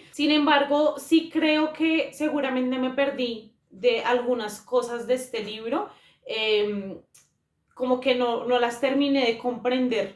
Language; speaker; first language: Spanish; native; Spanish